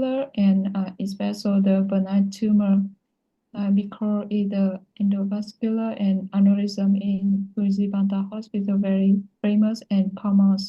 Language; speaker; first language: English; non-native, learner; Vietnamese